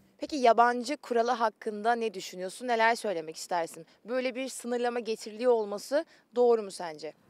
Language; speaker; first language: Turkish; native; Turkish